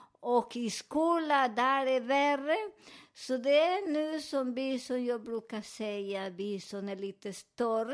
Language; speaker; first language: Swedish; non-native, fluent; Spanish